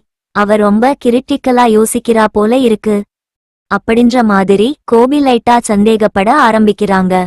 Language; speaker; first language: Tamil; native; Tamil